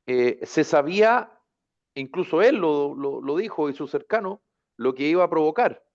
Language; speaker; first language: Spanish; native; Spanish